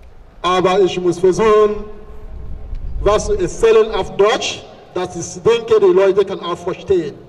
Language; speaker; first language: German; non-native, fluent; Igbo